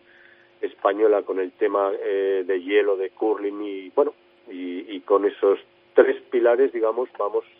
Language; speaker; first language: Spanish; native; Spanish